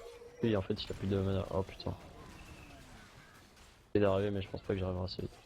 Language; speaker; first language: French; native; French